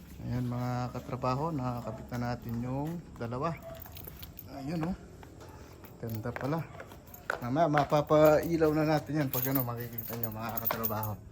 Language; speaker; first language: Filipino; non-native, local second language; Iloko